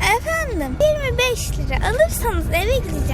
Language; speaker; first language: Turkish; non-native, learner; English